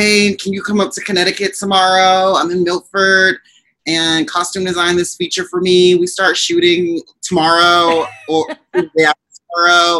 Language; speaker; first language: English; native; English